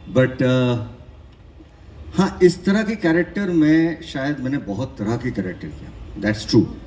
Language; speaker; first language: Hindi; non-native, local second language; Bangla